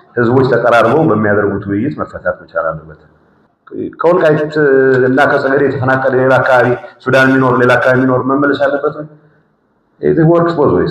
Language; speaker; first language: Amharic; non-native, local second language; Tigrinya